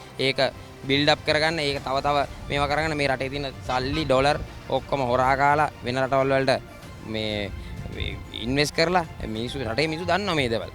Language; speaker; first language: Sinhala; native; Sinhala